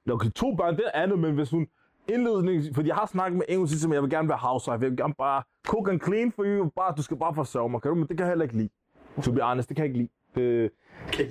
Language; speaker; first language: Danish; early bilingual, other home language; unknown